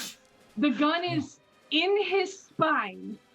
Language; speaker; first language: English; native; English